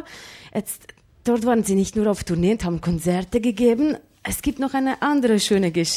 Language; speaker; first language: German; native; German